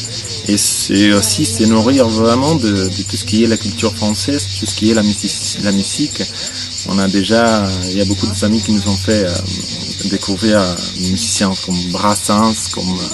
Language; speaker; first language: French; non-native, fluent; Spanish